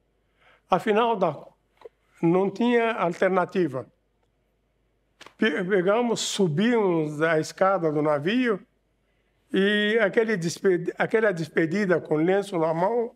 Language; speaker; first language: Portuguese; non-native, fluent; Arabic